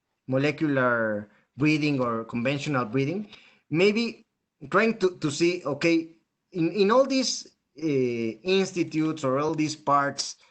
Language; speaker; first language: English; non-native, fluent; Spanish